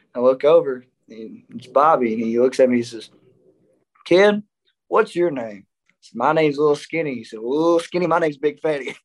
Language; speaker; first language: English; native; English